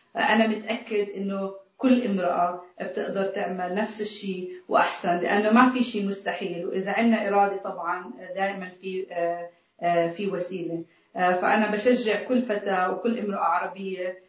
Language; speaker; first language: Arabic; native; Arabic